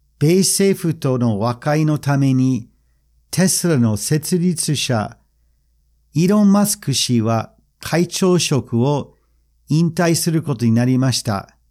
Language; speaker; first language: Japanese; non-native, fluent; English